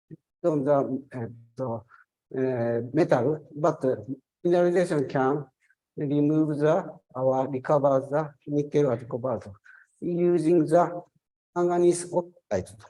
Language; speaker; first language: English; non-native, learner; Japanese